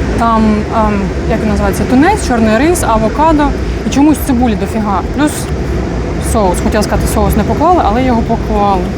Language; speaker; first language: Ukrainian; non-native, local second language; Russian